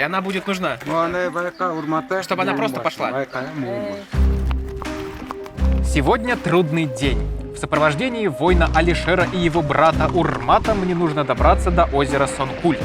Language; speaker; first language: Russian; native; Russian